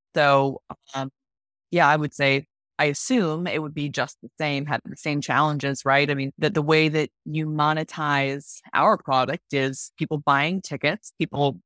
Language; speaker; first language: English; native; English